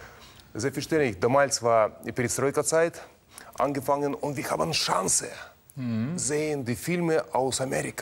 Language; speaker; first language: German; non-native, learner; Russian